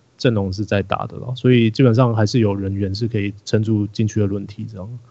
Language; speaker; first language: Chinese; native; Chinese